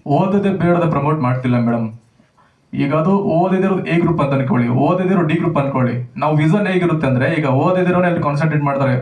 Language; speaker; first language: Kannada; native; Kannada